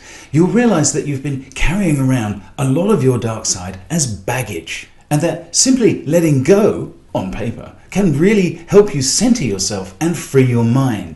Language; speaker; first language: English; native; English